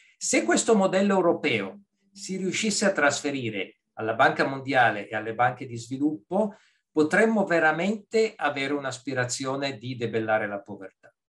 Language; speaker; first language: Italian; native; Italian